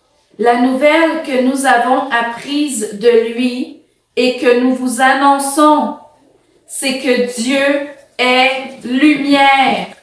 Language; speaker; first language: French; native; French